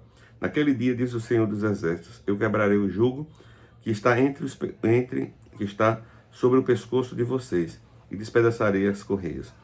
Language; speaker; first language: Portuguese; native; Portuguese